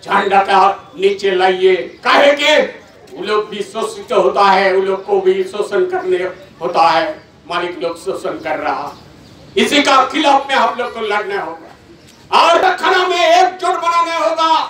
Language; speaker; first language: Hindi; non-native, local second language; Bangla